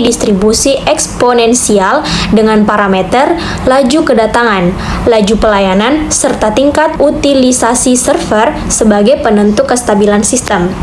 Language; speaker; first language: Indonesian; native; Indonesian